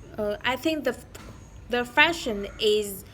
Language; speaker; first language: English; non-native, learner; Vietnamese